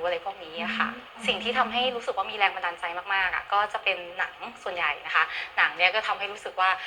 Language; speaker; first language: Thai; native; Thai